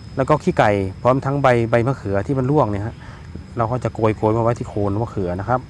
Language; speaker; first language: Thai; non-native, local second language; Northeastern Thai